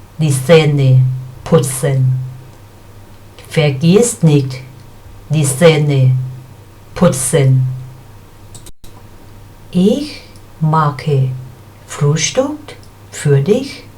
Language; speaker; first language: German; non-native, fluent; Thai